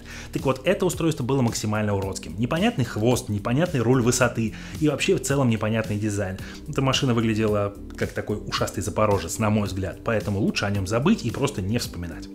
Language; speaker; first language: Russian; native; Russian